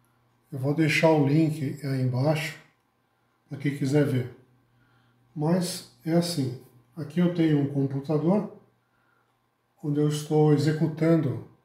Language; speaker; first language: Portuguese; native; Portuguese